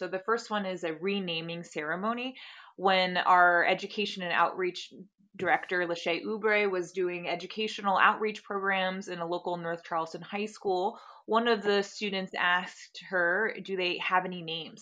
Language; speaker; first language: English; native; English